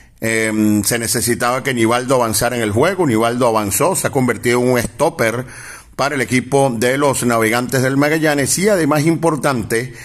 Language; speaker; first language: Spanish; native; Spanish